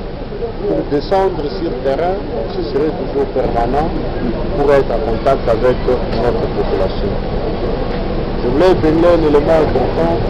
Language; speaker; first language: French; non-native, local second language; Lingala